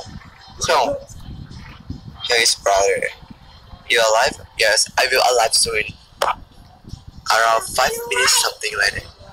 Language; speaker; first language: English; non-native, learner; Thai